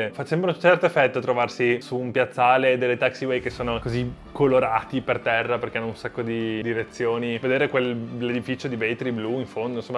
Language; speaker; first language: Italian; native; Italian